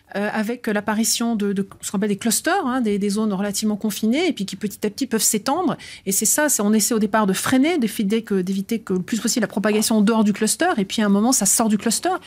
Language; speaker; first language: French; native; French